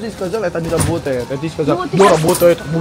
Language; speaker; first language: Russian; non-native, learner; Indonesian